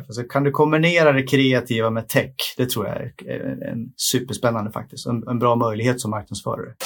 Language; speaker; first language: Swedish; native; Swedish